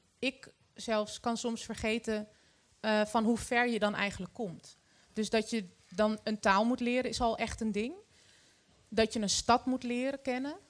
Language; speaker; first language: Dutch; early bilingual, other home language; Arabic